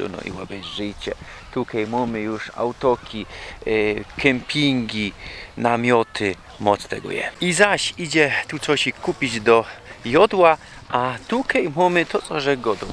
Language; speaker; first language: Polish; non-native, local second language; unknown